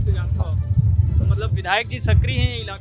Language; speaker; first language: Hindi; native; Hindi